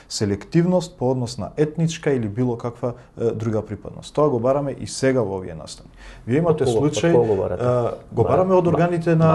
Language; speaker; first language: Macedonian; non-native, local second language; Albanian